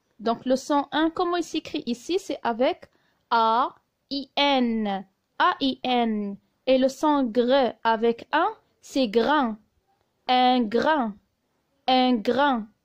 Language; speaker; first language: French; non-native, local second language; Arabic